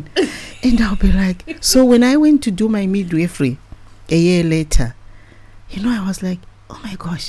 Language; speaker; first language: English; non-native, local second language; Shona